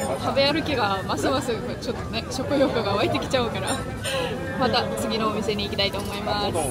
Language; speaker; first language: Japanese; non-native, fluent; Russian